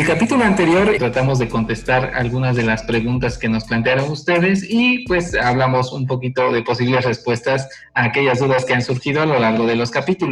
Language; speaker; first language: Spanish; native; Spanish